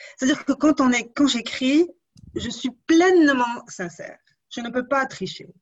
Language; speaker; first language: French; non-native, local second language; Arabic